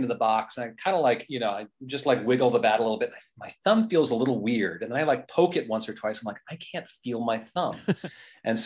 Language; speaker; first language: English; native; English